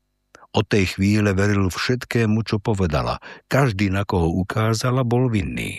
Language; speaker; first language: Slovak; native; Slovak